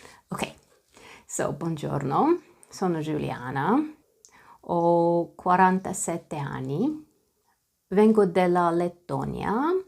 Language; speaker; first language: Italian; non-native, learner; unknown